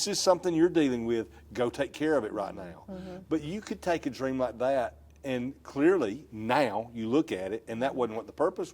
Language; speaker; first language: English; native; English